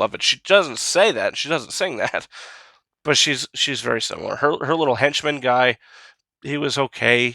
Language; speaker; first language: English; native; English